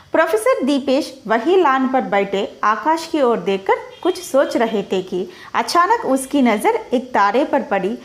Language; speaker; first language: Hindi; non-native, local second language; Telugu